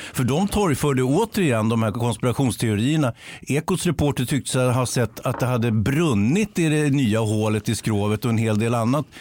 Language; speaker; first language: Swedish; native; Swedish